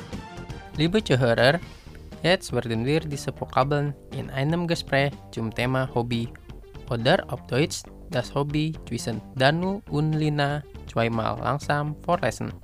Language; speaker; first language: German; non-native, fluent; Indonesian